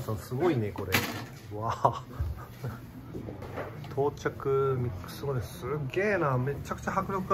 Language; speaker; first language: Japanese; native; Japanese